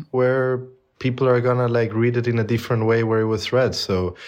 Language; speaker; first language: English; non-native, fluent; Spanish